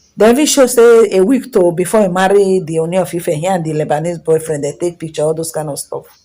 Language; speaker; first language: Nigerian Pidgin; native; Nigerian Pidgin